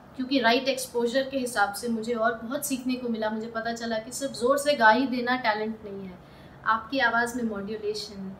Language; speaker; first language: Hindi; native; Hindi